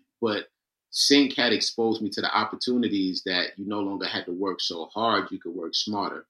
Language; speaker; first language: English; native; English